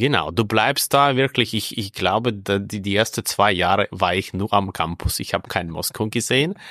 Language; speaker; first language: German; non-native, fluent; Russian